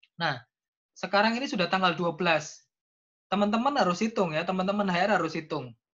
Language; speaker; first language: Indonesian; native; Indonesian